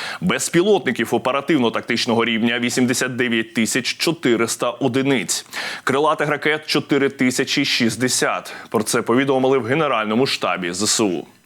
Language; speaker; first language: Ukrainian; native; Ukrainian